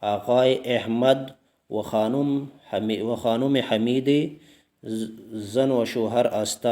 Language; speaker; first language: Persian; non-native, fluent; Urdu